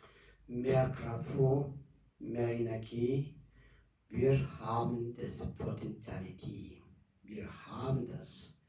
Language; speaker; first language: German; non-native, learner; Tibetan